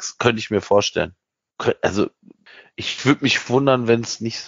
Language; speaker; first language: German; native; German